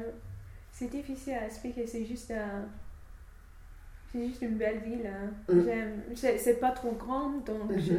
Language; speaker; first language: French; non-native, fluent; English